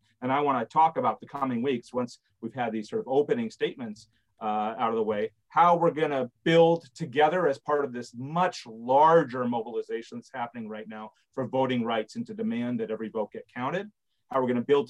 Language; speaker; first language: English; native; English